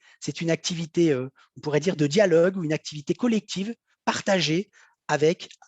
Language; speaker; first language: French; native; French